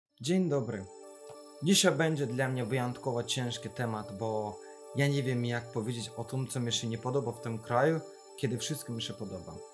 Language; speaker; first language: Polish; non-native, fluent; Azerbaijani